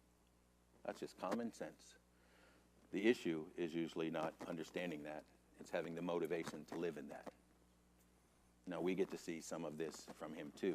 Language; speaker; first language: English; native; English